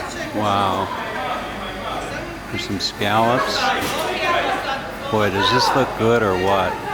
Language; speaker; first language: English; native; English